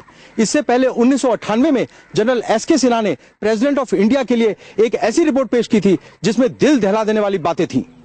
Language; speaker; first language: Hindi; native; Hindi